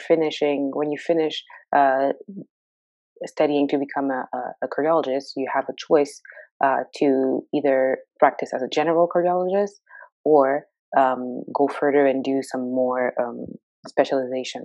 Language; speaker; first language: English; native; English